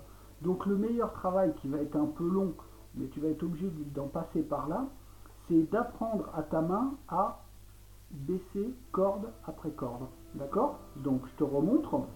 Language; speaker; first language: French; native; French